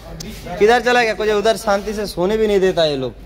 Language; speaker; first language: Hindi; non-native, local second language; Bangla